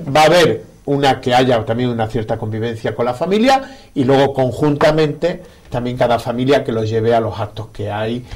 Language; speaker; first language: Spanish; native; Spanish